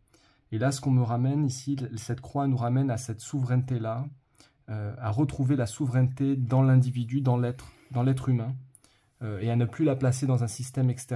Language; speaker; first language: French; native; French